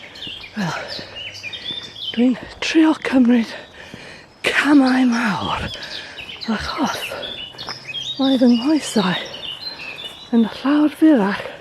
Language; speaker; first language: Welsh; non-native, fluent; English